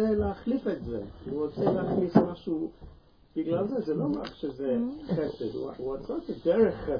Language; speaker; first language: Hebrew; non-native, learner; English